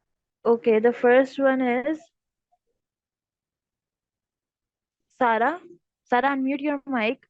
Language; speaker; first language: English; non-native, local second language; Urdu